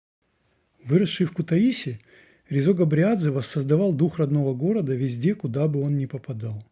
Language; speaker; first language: Russian; native; Russian